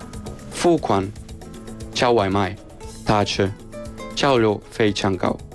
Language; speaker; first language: Chinese; non-native, fluent; Spanish